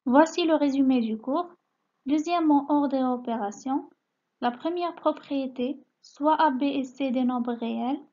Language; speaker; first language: French; non-native, local second language; Arabic